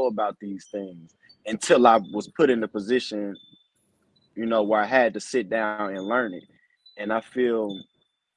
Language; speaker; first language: English; native; English